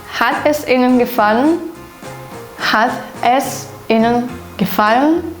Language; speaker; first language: German; non-native, fluent; Ukrainian